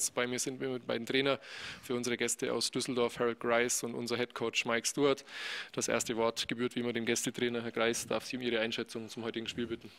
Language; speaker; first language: German; native; German